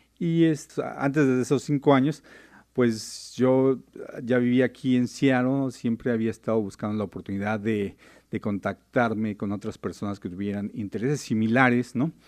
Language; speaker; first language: Spanish; native; Spanish